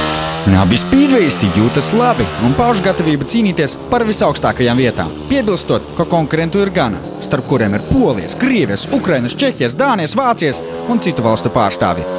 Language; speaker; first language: Latvian; native; Latvian